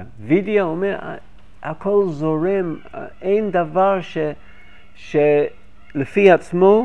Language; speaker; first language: Hebrew; non-native, fluent; English